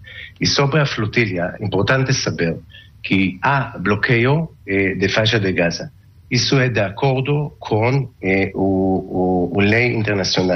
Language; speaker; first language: Portuguese; non-native, learner; Hebrew